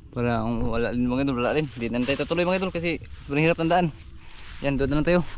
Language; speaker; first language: Filipino; non-native, local second language; Cebuano